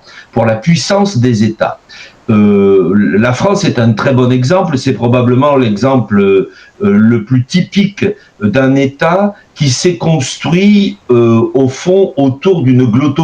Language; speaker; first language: French; native; French